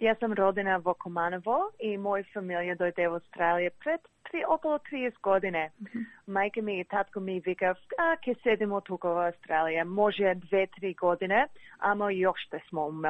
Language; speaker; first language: Macedonian; early bilingual, heritage; English